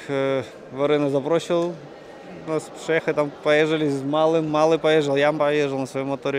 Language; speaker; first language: Polish; non-native, learner; Russian